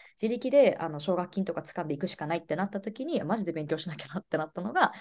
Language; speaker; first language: Japanese; native; Japanese